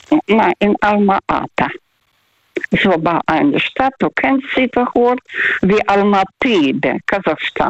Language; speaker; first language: German; non-native, fluent; Russian